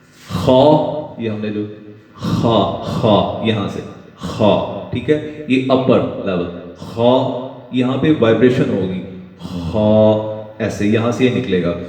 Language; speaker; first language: Urdu; non-native, local second language; Punjabi